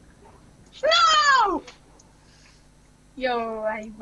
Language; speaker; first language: English; non-native, learner; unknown